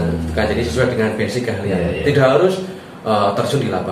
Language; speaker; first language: Indonesian; native; Indonesian